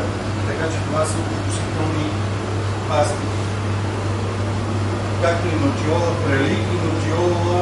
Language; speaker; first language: Bulgarian; native; Bulgarian